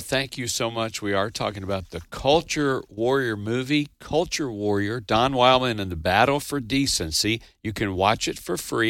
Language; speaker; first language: English; native; English